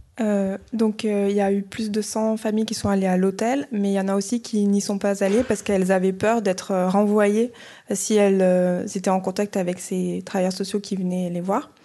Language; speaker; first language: French; non-native, fluent; Bini